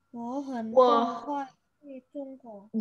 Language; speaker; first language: Chinese; non-native, learner; Indonesian